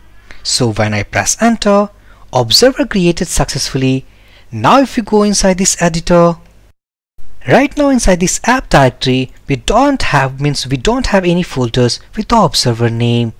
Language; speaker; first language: English; non-native, local second language; Hindi